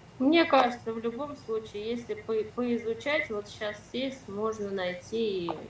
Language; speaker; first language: Russian; native; Russian